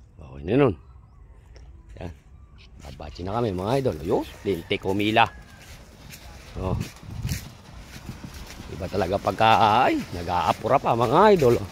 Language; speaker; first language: Filipino; native; Filipino